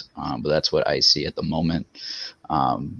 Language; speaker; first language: English; native; English